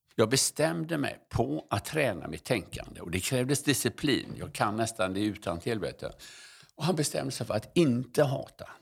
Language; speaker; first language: Swedish; native; Swedish